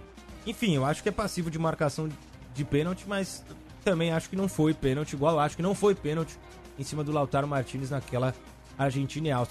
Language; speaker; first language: Portuguese; native; Portuguese